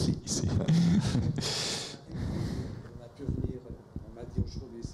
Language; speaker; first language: French; non-native, fluent; Portuguese